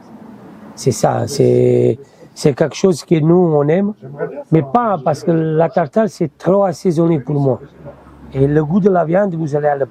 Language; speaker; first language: French; non-native, fluent; Italian